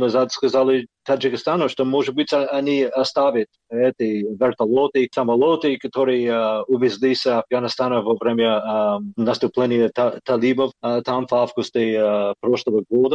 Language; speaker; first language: Russian; non-native, fluent; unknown